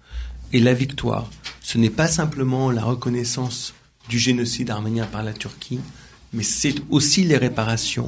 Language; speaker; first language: French; native; French